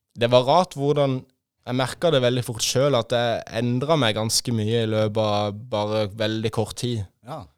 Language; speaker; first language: Norwegian; native; Norwegian